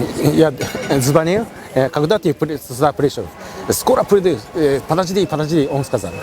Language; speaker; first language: Russian; non-native, learner; Japanese